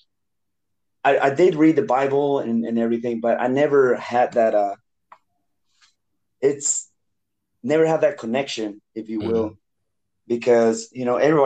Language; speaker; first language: English; non-native, fluent; Spanish